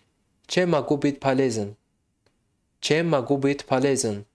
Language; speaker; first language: Russian; non-native, fluent; Tajik